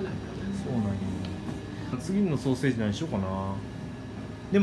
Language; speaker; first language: Japanese; native; Japanese